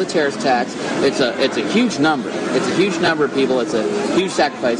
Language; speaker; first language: English; native; English